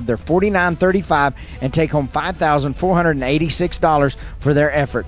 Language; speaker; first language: English; native; English